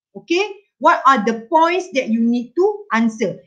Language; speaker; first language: English; non-native, local second language; Malay